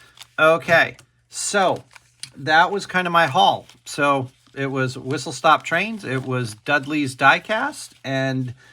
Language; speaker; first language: English; native; English